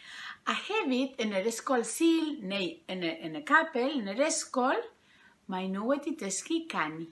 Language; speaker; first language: Welsh; non-native, fluent; Spanish